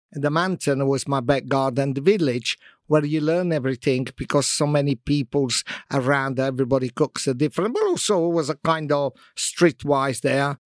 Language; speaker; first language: English; non-native, fluent; Italian